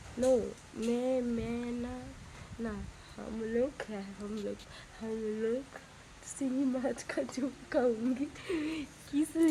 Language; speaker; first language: Hindi; non-native, local second language; Bangla